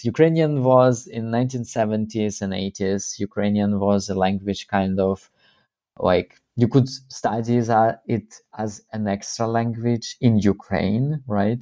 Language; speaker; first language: English; non-native, fluent; Russian